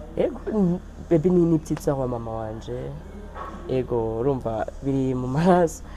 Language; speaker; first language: Rundi; non-native, local second language; Swahili